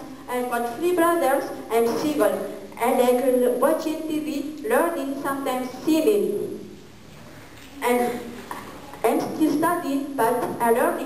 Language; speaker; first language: English; non-native, learner; Malagasy